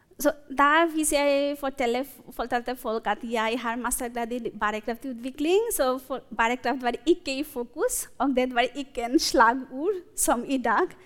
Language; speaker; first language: Norwegian; non-native, fluent; Bangla